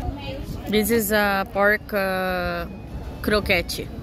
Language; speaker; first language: English; non-native, learner; Portuguese